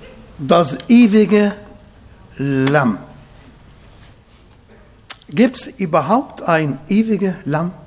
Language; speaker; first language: German; non-native, fluent; Arabic